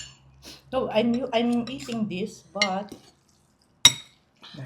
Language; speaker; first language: English; non-native, fluent; Filipino